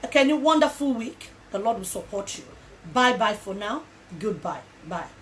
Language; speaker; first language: English; non-native, local second language; Yoruba